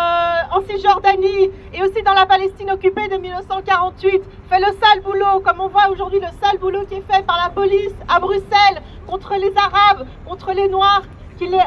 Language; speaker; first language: French; native; French